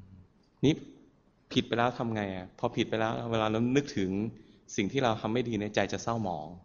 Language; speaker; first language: Thai; native; Thai